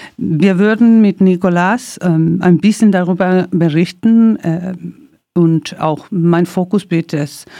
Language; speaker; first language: German; non-native, learner; Spanish